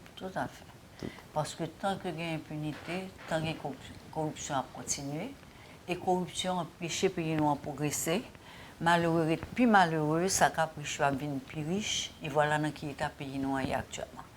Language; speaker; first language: Haitian Creole; native; Haitian Creole